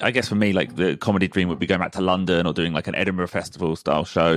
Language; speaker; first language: English; native; English